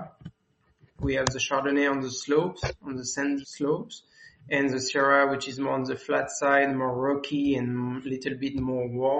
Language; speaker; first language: English; non-native, fluent; French